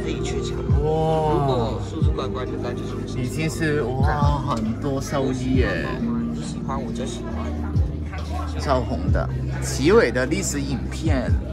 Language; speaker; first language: Chinese; non-native, local second language; Cantonese